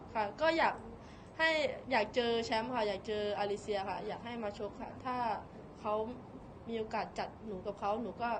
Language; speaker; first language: Thai; native; Thai